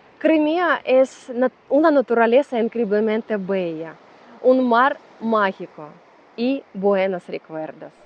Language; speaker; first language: Spanish; non-native, learner; Ukrainian